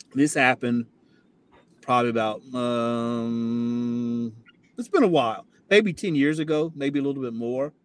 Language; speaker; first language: English; native; English